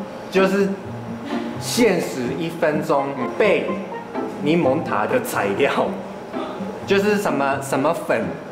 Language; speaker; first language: Chinese; non-native, fluent; Japanese